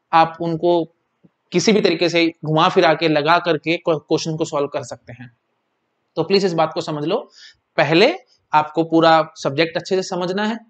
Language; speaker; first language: Hindi; native; Hindi